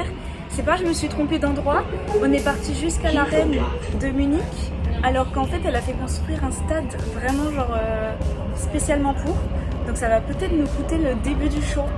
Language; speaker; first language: French; native; French